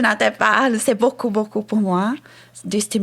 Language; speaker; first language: French; non-native, fluent; Portuguese